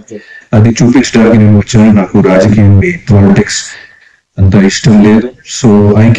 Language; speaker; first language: Telugu; non-native, fluent; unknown